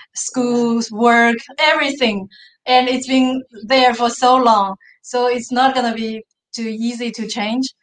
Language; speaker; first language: English; non-native, fluent; Chinese